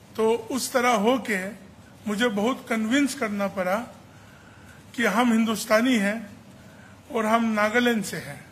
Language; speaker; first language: Hindi; non-native, local second language; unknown